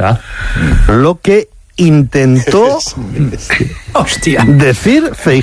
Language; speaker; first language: Spanish; native; Spanish